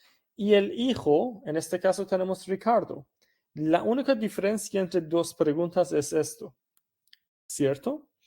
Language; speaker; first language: Spanish; non-native, fluent; Persian